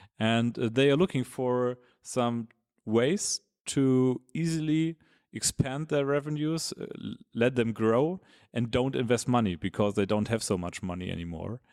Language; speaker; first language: English; non-native, fluent; German